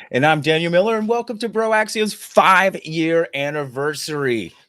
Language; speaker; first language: English; native; English